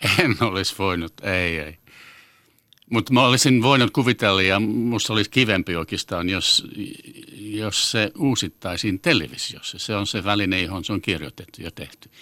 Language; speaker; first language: Finnish; non-native, fluent; English